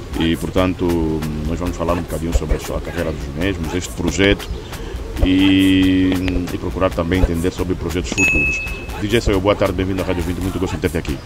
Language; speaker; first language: Portuguese; native; Portuguese